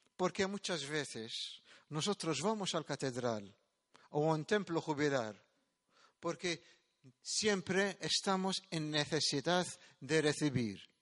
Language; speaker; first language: Spanish; non-native, fluent; Maltese